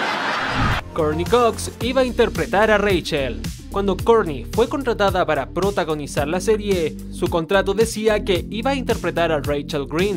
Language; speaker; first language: Spanish; native; Spanish